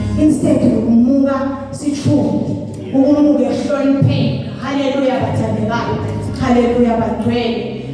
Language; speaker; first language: Zulu; non-native, local second language; Swati